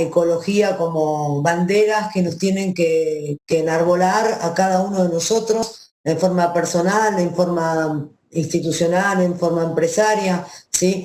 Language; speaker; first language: Spanish; native; Spanish